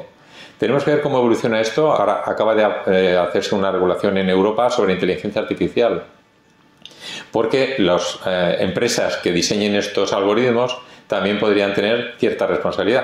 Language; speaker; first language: Spanish; native; Spanish